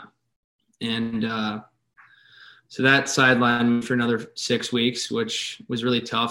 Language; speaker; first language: English; native; English